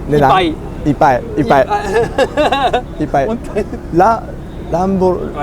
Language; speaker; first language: Japanese; native; Japanese